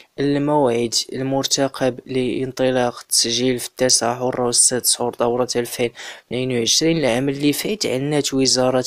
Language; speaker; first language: Arabic; native; Arabic